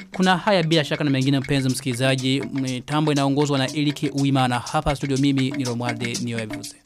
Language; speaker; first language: Swahili; non-native, local second language; Rundi